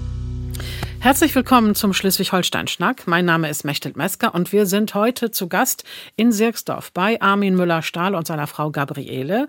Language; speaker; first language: German; native; German